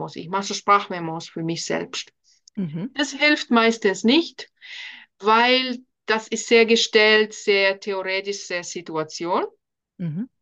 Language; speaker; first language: German; non-native, fluent; Finnish